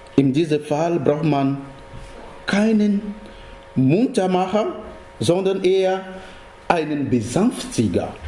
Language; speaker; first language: German; non-native, fluent; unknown